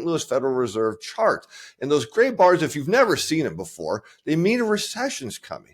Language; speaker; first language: English; native; English